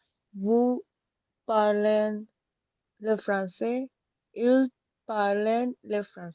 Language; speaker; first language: French; non-native, learner; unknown